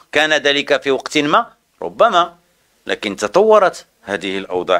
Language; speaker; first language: Arabic; native; Arabic